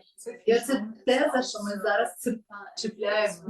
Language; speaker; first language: Ukrainian; non-native, local second language; Russian